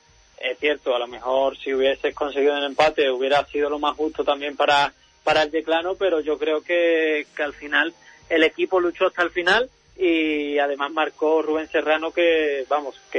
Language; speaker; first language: Spanish; native; Spanish